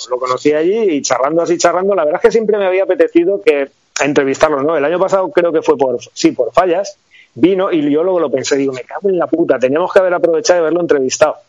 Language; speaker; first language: Spanish; native; Spanish